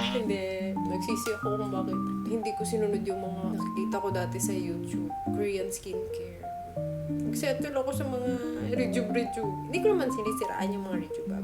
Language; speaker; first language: Filipino; non-native, local second language; Hiligaynon